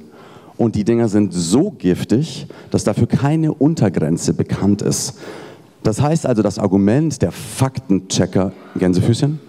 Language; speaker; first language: German; native; German